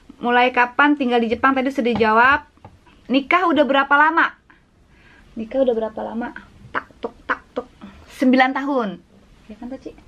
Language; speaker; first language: Indonesian; native; Indonesian